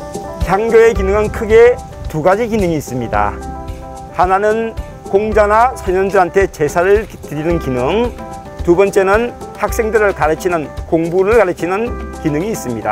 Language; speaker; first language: Korean; native; Korean